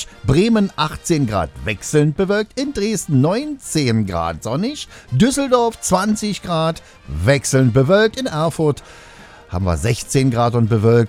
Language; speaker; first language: German; native; German